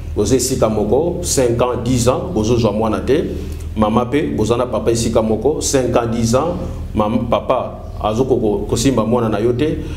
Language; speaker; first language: Lingala; non-native, local second language; Kituba (Democratic Republic of Congo)